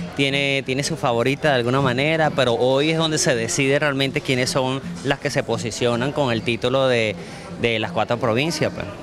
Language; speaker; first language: Spanish; native; Spanish